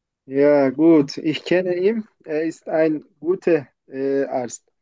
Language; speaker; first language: German; non-native, learner; Turkish